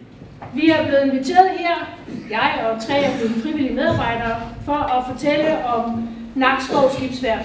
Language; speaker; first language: Danish; native; Danish